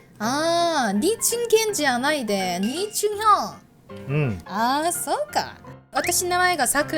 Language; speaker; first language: Japanese; non-native, learner; Korean